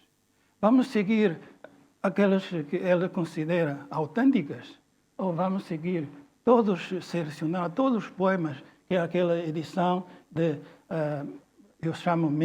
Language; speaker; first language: Portuguese; non-native, fluent; Chinese